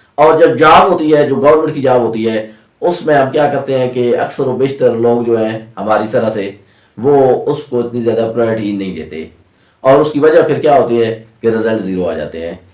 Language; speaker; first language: Urdu; non-native, local second language; Punjabi